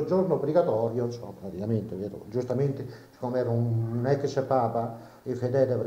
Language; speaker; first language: Italian; native; Italian